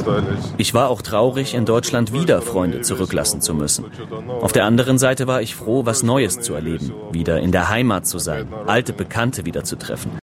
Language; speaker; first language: German; non-native, fluent; Russian